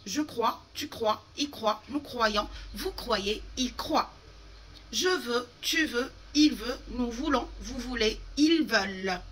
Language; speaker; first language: French; non-native, fluent; Arabic